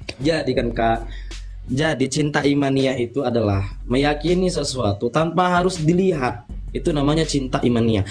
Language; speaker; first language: Indonesian; native; Indonesian